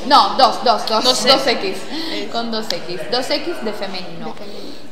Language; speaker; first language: Spanish; non-native, fluent; Italian